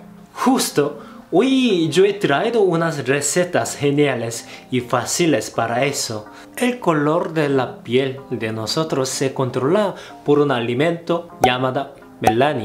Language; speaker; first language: Spanish; non-native, fluent; Korean